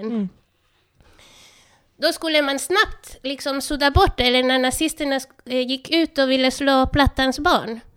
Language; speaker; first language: Swedish; non-native, fluent; Spanish